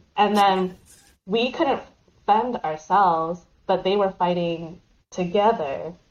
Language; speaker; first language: English; native; English